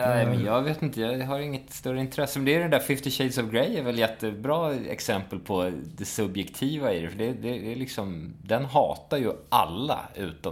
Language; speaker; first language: Swedish; native; Swedish